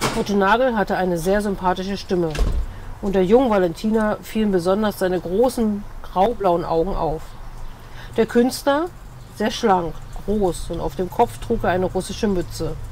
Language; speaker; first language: German; native; German